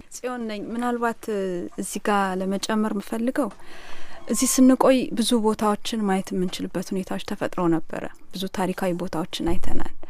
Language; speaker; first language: Amharic; native; Amharic